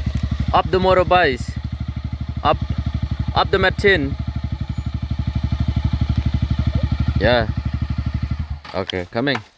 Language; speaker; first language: English; non-native, learner; Lao